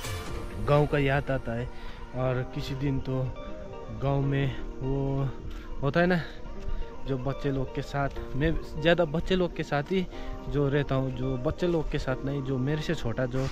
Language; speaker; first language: Hindi; non-native, local second language; Nepali